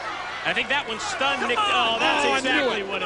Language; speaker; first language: English; native; English